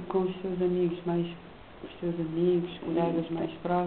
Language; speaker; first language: Portuguese; non-native, local second language; Kabuverdianu